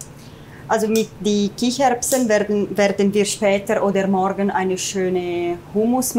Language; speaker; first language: German; non-native, fluent; Italian